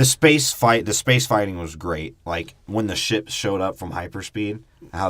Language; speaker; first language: English; native; English